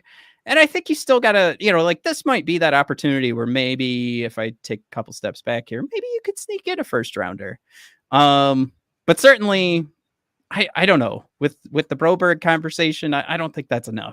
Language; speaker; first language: English; native; English